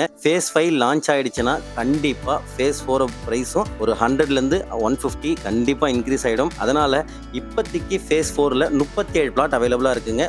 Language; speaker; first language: Tamil; native; Tamil